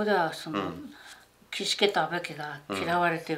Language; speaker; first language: Japanese; native; Japanese